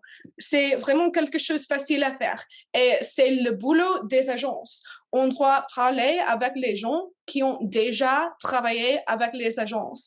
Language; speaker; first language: French; non-native, learner; English